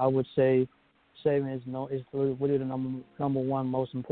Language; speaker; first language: English; native; English